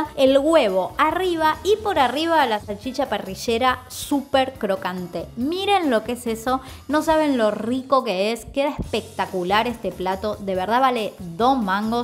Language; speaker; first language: Spanish; native; Spanish